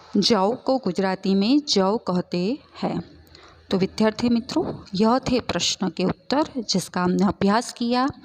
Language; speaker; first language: Hindi; non-native, local second language; Gujarati